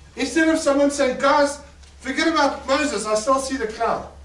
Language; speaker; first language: English; native; English